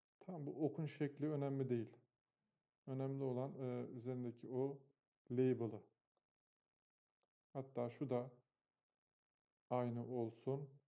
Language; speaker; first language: Turkish; native; Turkish